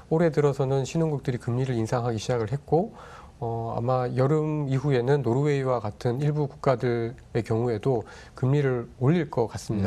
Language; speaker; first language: Korean; native; Korean